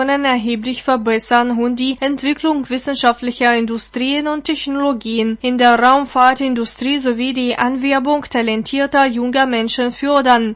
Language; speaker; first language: German; non-native, fluent; Russian